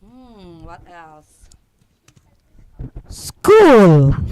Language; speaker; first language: English; non-native, learner; Indonesian